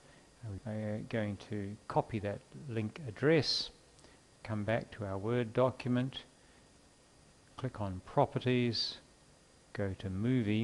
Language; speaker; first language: English; native; English